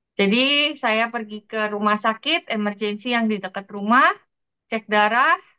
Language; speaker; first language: Indonesian; native; Indonesian